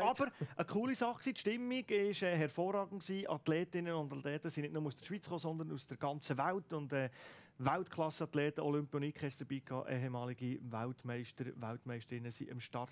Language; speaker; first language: German; native; German